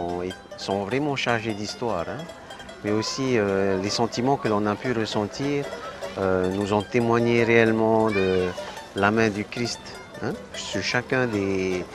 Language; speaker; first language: French; native; French